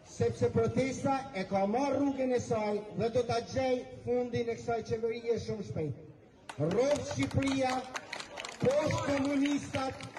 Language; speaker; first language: Albanian; native; Albanian